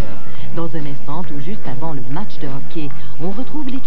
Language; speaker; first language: French; native; French